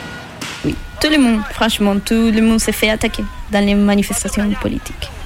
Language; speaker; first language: French; non-native, learner; Spanish